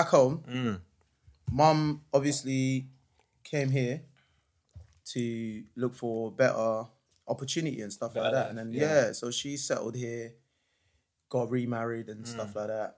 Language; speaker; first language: English; native; English